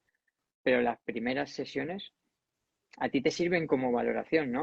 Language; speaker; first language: Spanish; native; Spanish